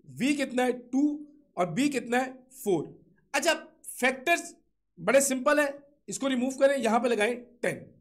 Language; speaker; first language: Urdu; non-native, local second language; Sindhi